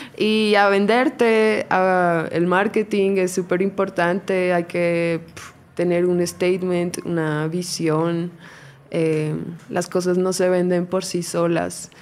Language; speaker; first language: Spanish; native; Spanish